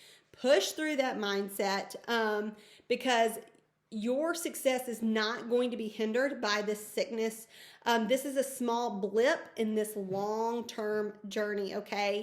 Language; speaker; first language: English; native; English